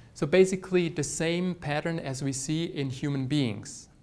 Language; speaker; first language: English; non-native, fluent; Swiss German